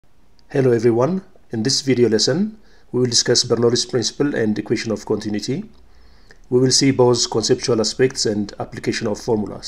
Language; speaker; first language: English; non-native, local second language; Amharic